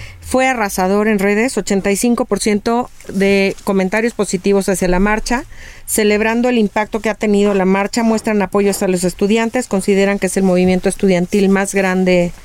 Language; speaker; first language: Spanish; native; Spanish